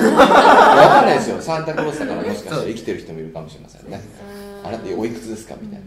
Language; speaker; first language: Japanese; native; Japanese